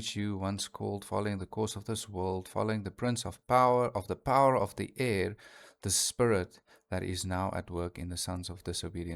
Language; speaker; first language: English; non-native, local second language; Afrikaans